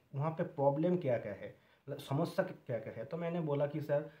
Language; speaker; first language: Hindi; non-native, local second language; Bangla